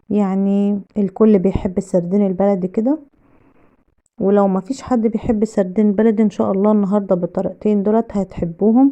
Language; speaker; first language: Arabic; native; Arabic